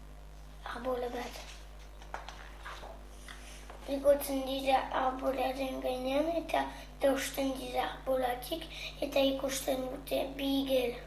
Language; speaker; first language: Basque; non-native, local second language; French